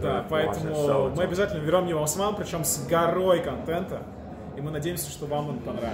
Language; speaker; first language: Russian; native; Russian